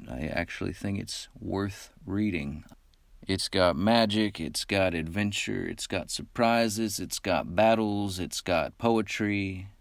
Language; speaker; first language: English; native; English